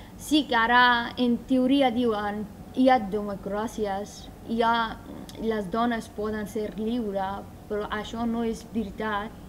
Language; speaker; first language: Catalan; non-native, fluent; Persian